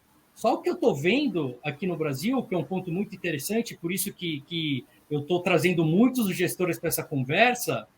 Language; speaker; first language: Portuguese; native; Portuguese